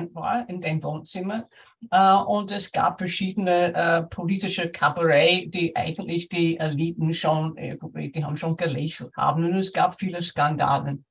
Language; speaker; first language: German; non-native, fluent; English